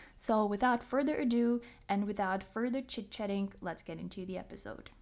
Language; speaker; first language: English; non-native, fluent; Czech